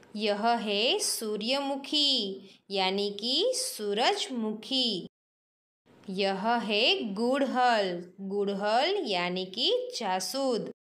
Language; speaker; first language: Hindi; non-native, local second language; Gujarati